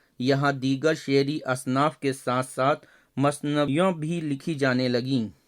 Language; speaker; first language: Urdu; native; Urdu